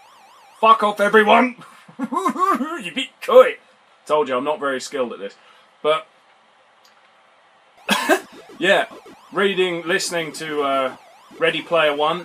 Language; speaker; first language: English; native; English